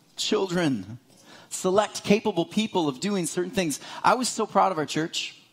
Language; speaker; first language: English; native; English